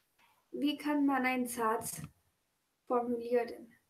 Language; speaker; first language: German; non-native, learner; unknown